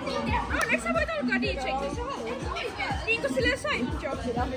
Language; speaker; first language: Finnish; native; Finnish